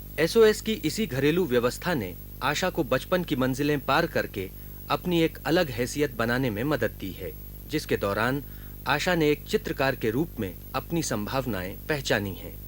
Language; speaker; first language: Hindi; native; Hindi